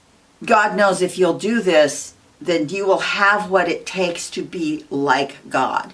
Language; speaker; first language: English; native; English